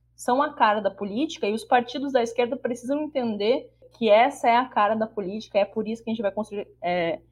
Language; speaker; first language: Portuguese; native; Portuguese